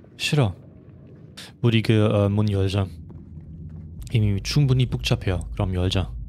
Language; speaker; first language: Korean; non-native, fluent; German